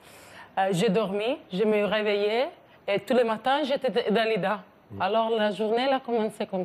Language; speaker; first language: French; non-native, learner; Italian